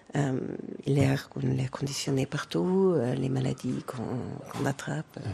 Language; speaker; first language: French; native; French